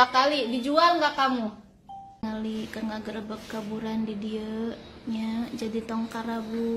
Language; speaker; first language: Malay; non-native, local second language; Sundanese